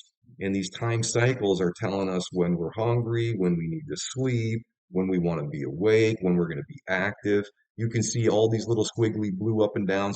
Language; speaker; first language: English; native; English